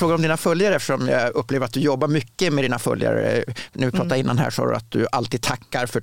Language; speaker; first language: Swedish; native; Swedish